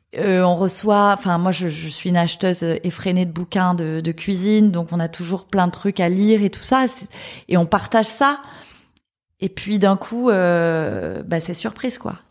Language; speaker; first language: French; native; French